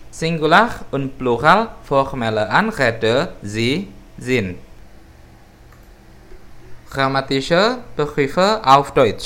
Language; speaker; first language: German; non-native, fluent; Indonesian